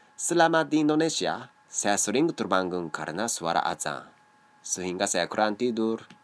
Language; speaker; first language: Indonesian; non-native, learner; Japanese